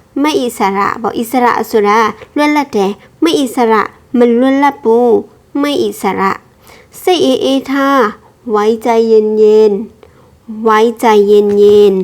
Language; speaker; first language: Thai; non-native, fluent; Burmese